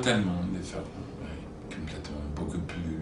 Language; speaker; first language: French; non-native, fluent; English